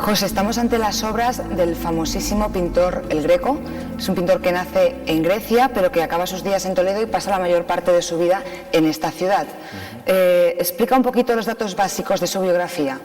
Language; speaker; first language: Spanish; native; Spanish